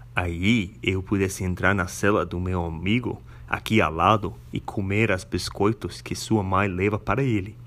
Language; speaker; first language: Portuguese; non-native, fluent; English